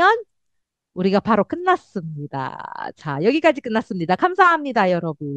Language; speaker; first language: Korean; non-native, fluent; Indonesian